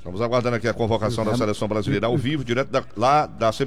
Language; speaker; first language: Portuguese; native; Portuguese